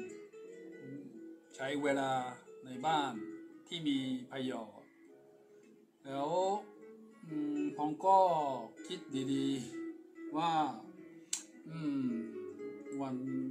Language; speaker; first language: Thai; non-native, fluent; Japanese